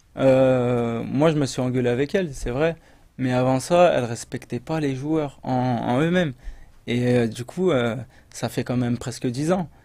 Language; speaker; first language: French; native; French